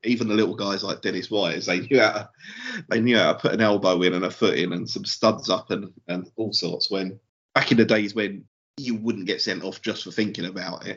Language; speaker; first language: English; native; English